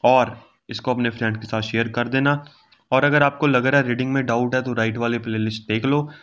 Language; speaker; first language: Hindi; native; Hindi